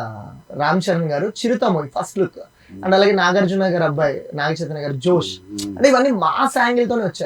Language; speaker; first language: Telugu; native; Telugu